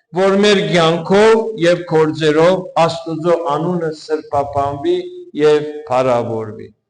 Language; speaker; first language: Armenian; early bilingual, heritage; Armenian